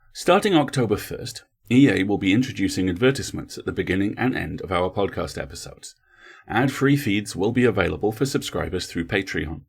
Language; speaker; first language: English; native; English